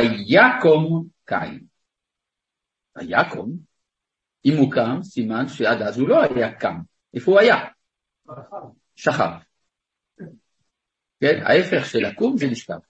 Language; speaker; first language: Hebrew; non-native, fluent; French